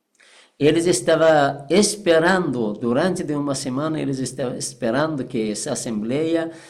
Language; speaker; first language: Portuguese; non-native, fluent; Persian